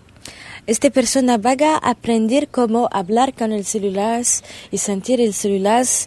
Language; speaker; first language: Spanish; non-native, learner; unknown